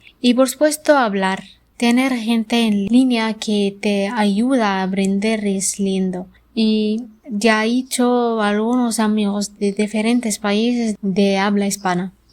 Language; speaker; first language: Spanish; non-native, learner; Arabic